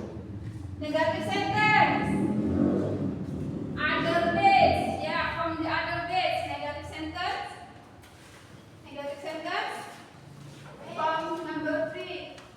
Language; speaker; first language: English; non-native, learner; Indonesian